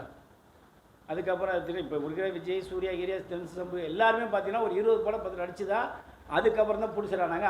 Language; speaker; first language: Tamil; native; Tamil